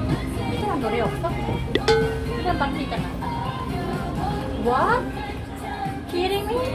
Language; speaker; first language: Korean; non-native, learner; Vietnamese